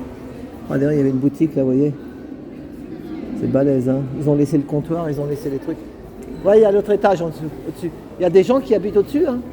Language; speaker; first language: French; native; French